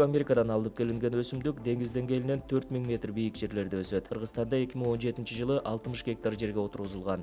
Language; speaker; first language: Kyrgyz; native; Kyrgyz